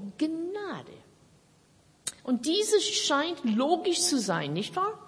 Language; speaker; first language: German; non-native, fluent; English